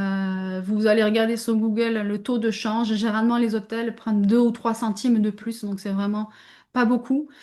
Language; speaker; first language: French; native; French